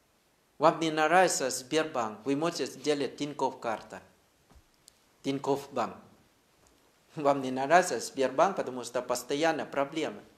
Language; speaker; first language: Russian; non-native, fluent; Thai